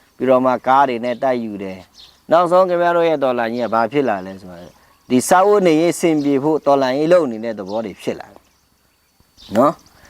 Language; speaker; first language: Burmese; non-native, local second language; Pa'o Karen